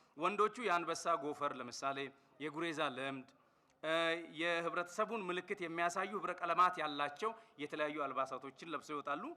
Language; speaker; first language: Amharic; non-native, local second language; Oromo